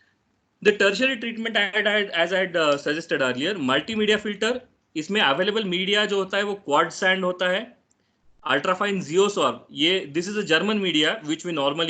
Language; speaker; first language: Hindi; non-native, local second language; Marathi